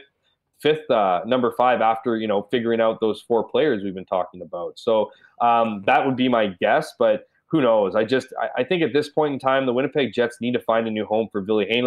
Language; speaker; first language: English; native; English